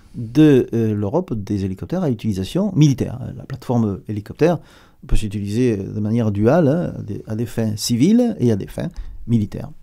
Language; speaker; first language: French; native; French